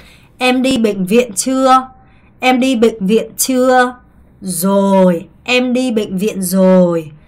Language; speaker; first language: Vietnamese; non-native, fluent; Korean